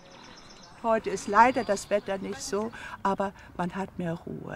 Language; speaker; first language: German; native; German